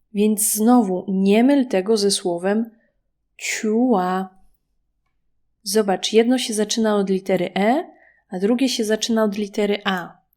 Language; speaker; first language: Polish; native; Polish